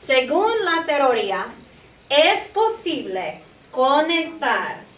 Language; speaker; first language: Spanish; non-native, fluent; English